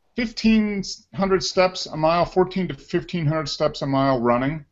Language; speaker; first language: English; native; English